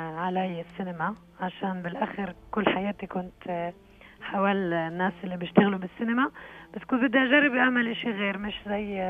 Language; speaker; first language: Arabic; early bilingual, heritage; Arabic